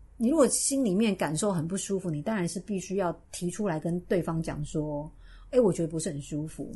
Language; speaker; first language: Chinese; native; Chinese